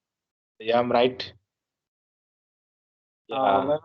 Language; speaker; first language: English; non-native, learner; Telugu